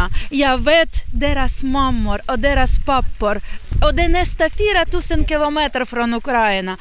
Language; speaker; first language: Swedish; non-native, learner; Ukrainian